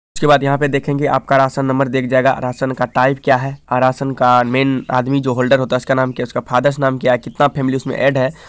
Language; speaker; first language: Hindi; native; Hindi